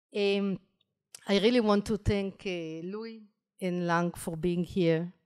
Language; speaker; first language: English; non-native, fluent; Hebrew